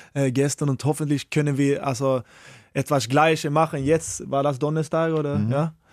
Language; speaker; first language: German; non-native, fluent; Swedish